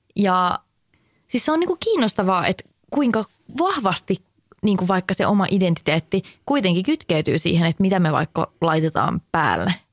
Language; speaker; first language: Finnish; native; Finnish